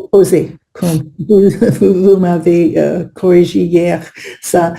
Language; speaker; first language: French; non-native, learner; English